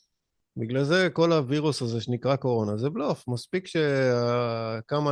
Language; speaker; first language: Hebrew; native; Hebrew